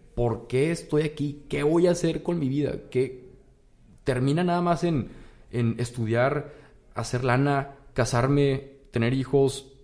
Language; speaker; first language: Spanish; native; Spanish